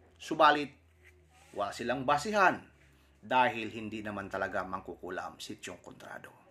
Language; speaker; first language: Filipino; non-native, local second language; Surigaonon